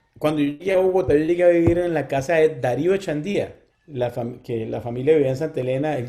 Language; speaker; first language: Spanish; native; Spanish